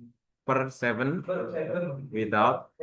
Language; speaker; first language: English; non-native, learner; Indonesian